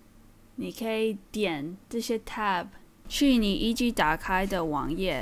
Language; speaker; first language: Chinese; early bilingual, heritage; Chinese